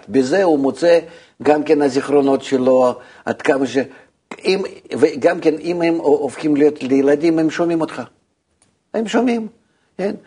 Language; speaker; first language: Hebrew; non-native, fluent; Russian